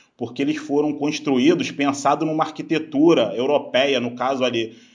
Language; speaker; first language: Portuguese; native; Portuguese